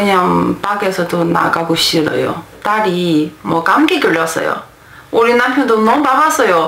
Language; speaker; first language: Korean; non-native, learner; Chinese